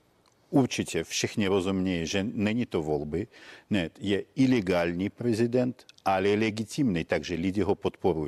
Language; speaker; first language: Czech; non-native, fluent; Russian